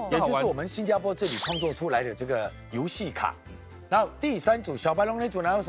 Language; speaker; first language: Chinese; native; Chinese